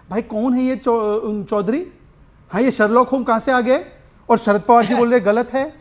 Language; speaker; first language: Hindi; native; Hindi